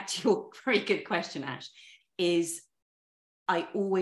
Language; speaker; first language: English; native; English